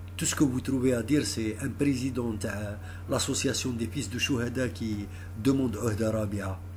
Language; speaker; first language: French; non-native, local second language; Arabic